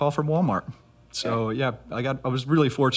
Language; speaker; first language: English; native; English